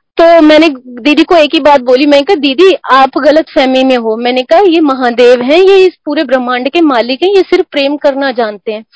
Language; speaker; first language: Hindi; non-native, local second language; Punjabi